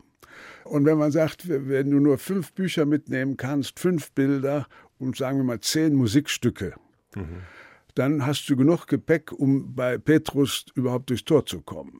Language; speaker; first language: German; native; German